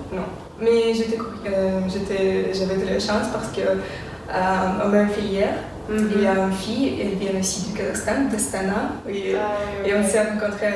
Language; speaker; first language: French; non-native, fluent; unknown